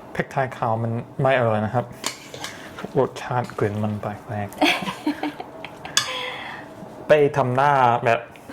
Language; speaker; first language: Thai; non-native, fluent; English